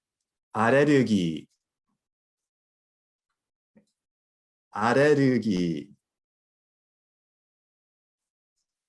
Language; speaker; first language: Japanese; non-native, fluent; English